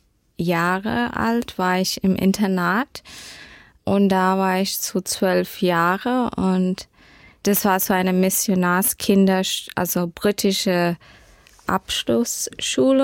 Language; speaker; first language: German; early bilingual, heritage; German